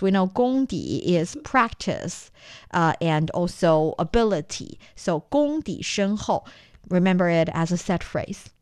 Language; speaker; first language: English; non-native, fluent; Chinese